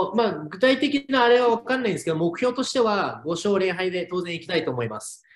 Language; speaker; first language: Japanese; native; Japanese